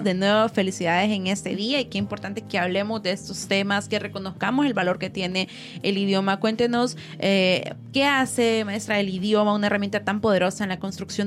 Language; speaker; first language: Spanish; native; Spanish